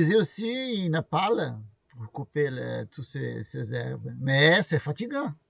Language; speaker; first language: French; non-native, learner; Portuguese